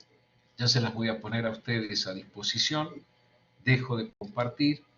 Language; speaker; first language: Spanish; native; Spanish